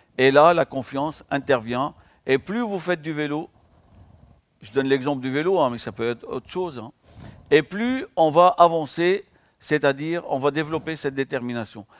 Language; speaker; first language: French; non-native, local second language; Arabic